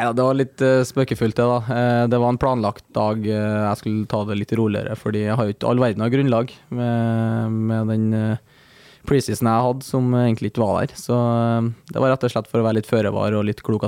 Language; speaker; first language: Norwegian; native; Norwegian